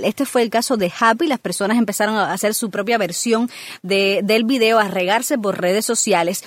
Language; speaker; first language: Spanish; native; Spanish